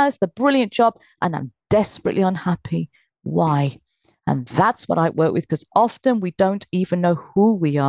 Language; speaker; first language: English; native; English